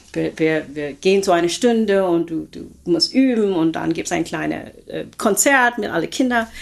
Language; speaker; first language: German; non-native, fluent; English